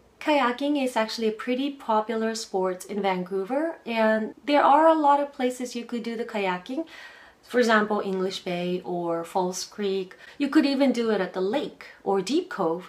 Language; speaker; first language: English; non-native, fluent; Japanese